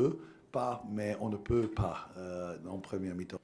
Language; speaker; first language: French; non-native, learner; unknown